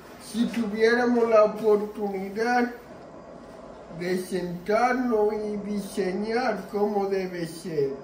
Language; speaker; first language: Spanish; early bilingual, heritage; Spanish